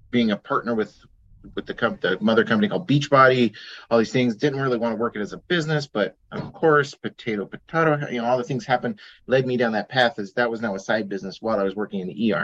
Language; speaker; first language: English; native; English